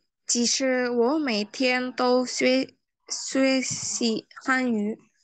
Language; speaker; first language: Chinese; non-native, learner; Indonesian